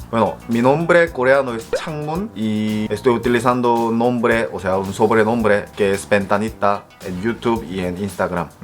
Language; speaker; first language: Spanish; non-native, fluent; Korean